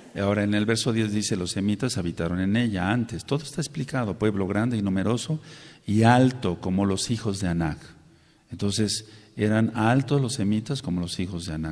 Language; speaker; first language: Spanish; native; Spanish